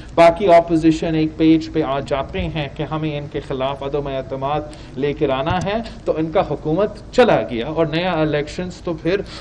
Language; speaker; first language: Urdu; native; Urdu